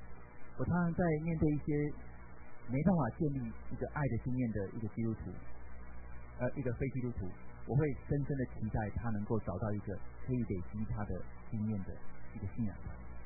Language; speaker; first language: Chinese; native; Chinese